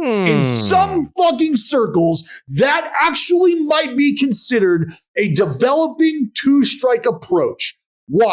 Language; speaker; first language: English; native; English